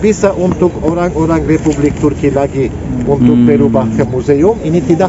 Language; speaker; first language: Indonesian; non-native, learner; Turkish